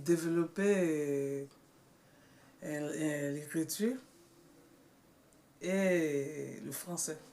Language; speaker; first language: French; non-native, learner; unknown